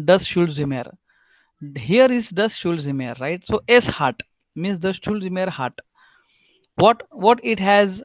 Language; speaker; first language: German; non-native, fluent; Hindi